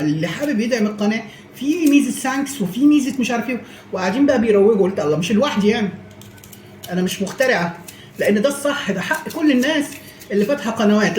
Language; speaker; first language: Arabic; native; Arabic